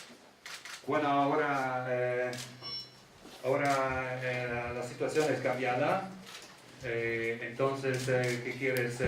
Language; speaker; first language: Spanish; non-native, learner; Italian